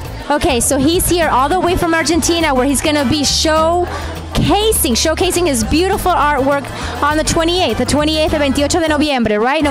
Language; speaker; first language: English; early bilingual, other home language; Spanish